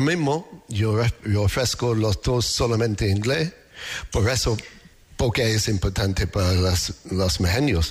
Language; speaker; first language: Spanish; non-native, learner; English